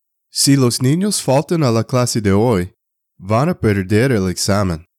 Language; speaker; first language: Spanish; non-native, fluent; English